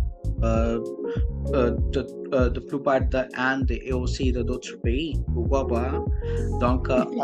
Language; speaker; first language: French; non-native, local second language; Hindi